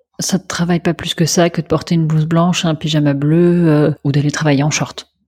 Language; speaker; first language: French; native; French